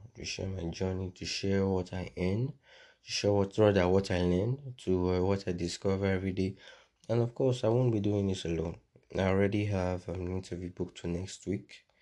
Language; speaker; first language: English; non-native, local second language; Yoruba